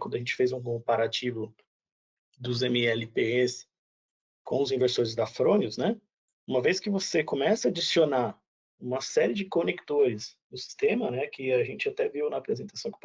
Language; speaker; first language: Portuguese; native; Portuguese